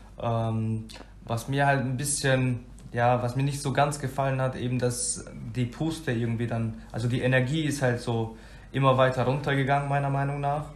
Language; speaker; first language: German; early bilingual, other home language; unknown